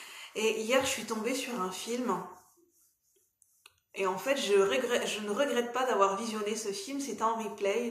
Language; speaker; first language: French; native; French